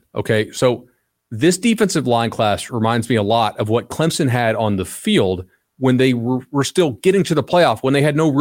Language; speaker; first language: English; native; English